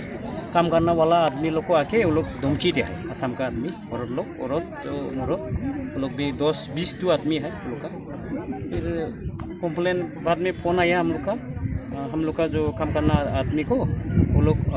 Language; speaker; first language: Hindi; non-native, local second language; Bangla